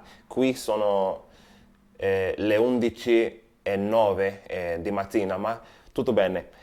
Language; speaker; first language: Italian; non-native, learner; Spanish